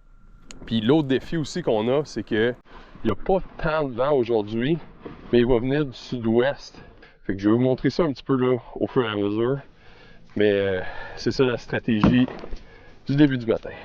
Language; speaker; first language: French; native; French